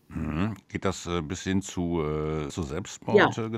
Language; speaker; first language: German; native; German